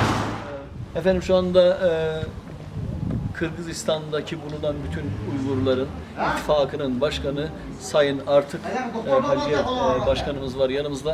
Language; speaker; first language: Turkish; native; Turkish